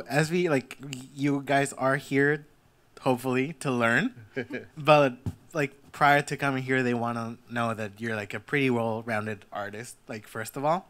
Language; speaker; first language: English; early bilingual, other home language; Spanish